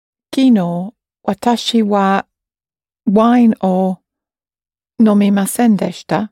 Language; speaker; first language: Japanese; non-native, learner; English